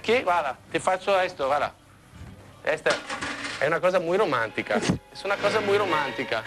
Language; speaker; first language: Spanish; non-native, learner; Italian